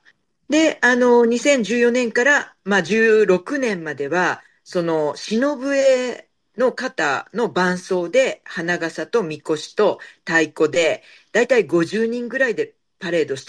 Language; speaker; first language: Japanese; native; Japanese